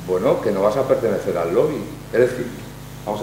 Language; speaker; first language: Spanish; native; Spanish